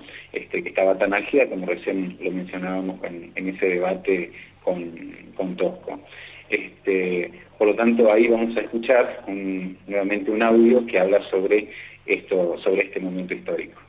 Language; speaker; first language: Spanish; native; Spanish